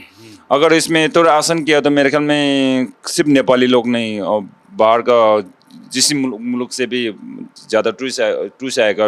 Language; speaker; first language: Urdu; non-native, learner; Sherpa